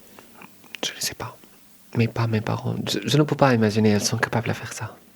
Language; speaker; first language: French; early bilingual, other home language; Arabic